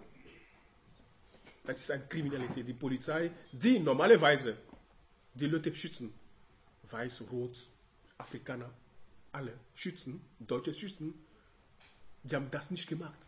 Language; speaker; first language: German; non-native, learner; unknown